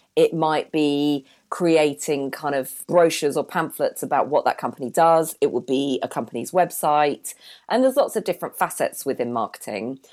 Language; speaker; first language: English; early bilingual, other home language; Hindi